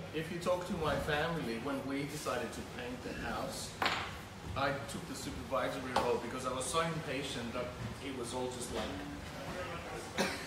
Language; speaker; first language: English; early bilingual, other home language; Greek